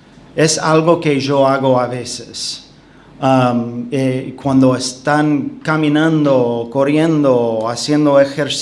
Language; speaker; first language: Spanish; non-native, fluent; English